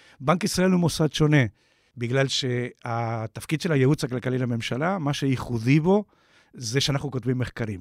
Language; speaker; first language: Hebrew; non-native, fluent; Spanish